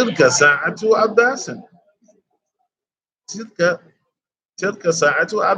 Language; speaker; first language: Arabic; non-native, fluent; English